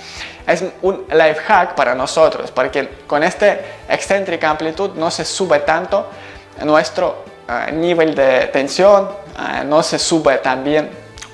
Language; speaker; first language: Spanish; non-native, learner; Ukrainian